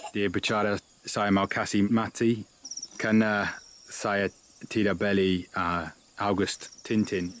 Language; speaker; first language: Indonesian; non-native, learner; English